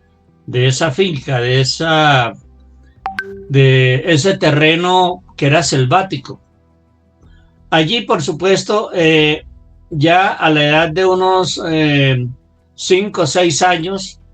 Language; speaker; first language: Spanish; native; Spanish